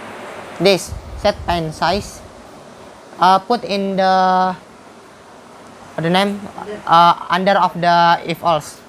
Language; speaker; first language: English; non-native, learner; Indonesian